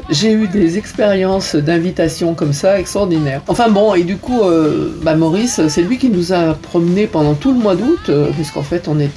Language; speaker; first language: French; native; French